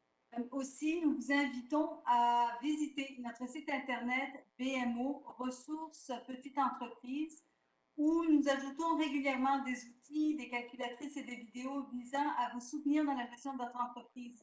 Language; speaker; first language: French; native; French